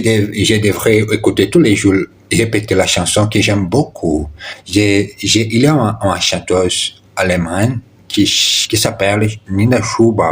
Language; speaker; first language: French; non-native, learner; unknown